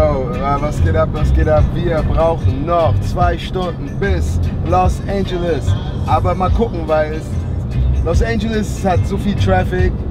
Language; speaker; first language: German; native; German